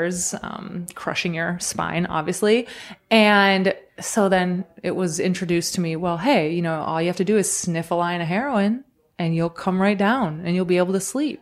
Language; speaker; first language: English; early bilingual, other home language; Croatian